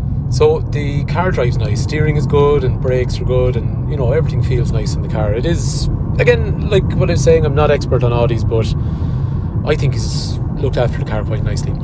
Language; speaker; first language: English; native; English